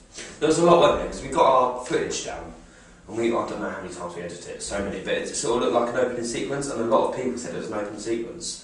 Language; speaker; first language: English; native; English